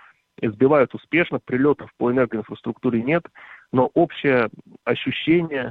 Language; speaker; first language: Russian; native; Russian